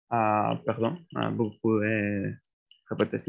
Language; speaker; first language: French; non-native, learner; Spanish